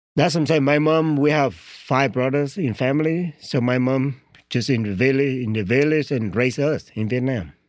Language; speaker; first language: English; non-native, learner; Vietnamese